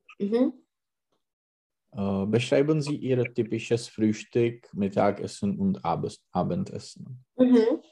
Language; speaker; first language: German; non-native, learner; Czech